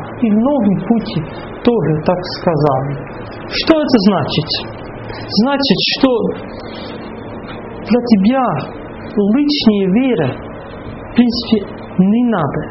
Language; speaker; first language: Russian; non-native, fluent; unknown